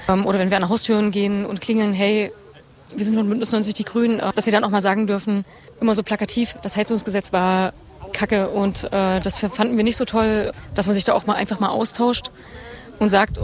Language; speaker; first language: German; native; German